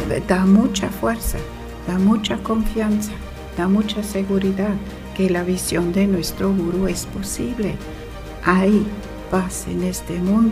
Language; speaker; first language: Spanish; non-native, fluent; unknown